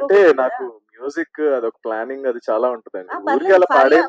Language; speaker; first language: Telugu; native; Telugu